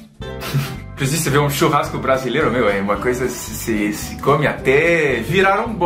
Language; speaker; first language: Portuguese; non-native, fluent; French